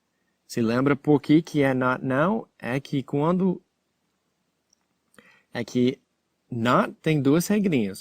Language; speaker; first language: Portuguese; non-native, fluent; English